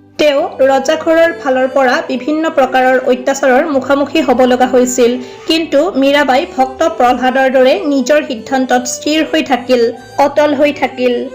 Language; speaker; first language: Assamese; native; Assamese